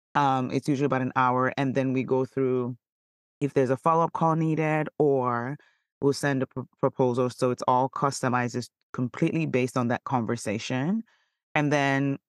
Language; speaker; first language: English; non-native, local second language; Yoruba